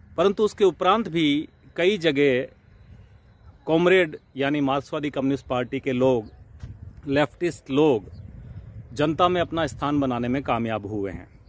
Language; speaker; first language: Hindi; native; Hindi